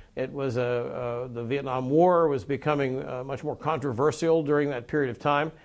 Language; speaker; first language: English; native; English